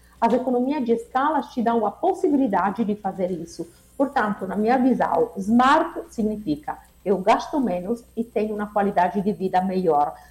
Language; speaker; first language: Portuguese; non-native, fluent; Italian